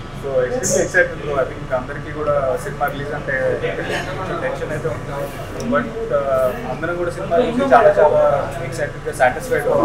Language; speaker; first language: Telugu; native; Telugu